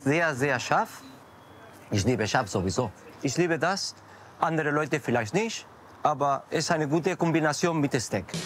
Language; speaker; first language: German; non-native, learner; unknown